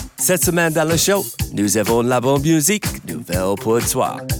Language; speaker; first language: French; non-native, learner; English